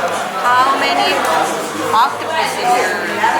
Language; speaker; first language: English; non-native, learner; Korean